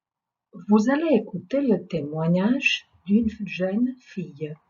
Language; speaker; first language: French; non-native, fluent; Croatian